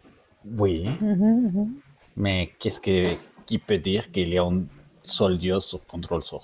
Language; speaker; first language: French; non-native, learner; Spanish